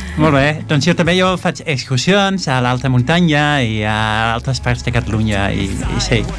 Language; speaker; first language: Catalan; non-native, fluent; Dutch